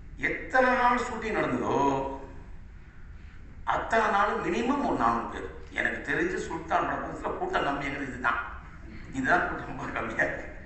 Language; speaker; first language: Tamil; native; Tamil